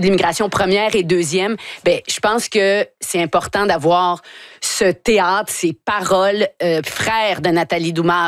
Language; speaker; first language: French; native; French